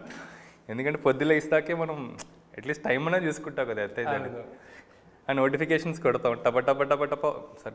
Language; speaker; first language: Telugu; native; Telugu